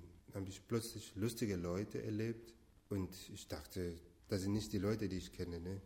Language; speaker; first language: German; non-native, fluent; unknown